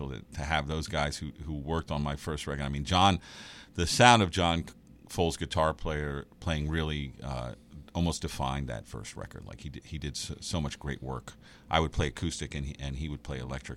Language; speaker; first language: English; native; English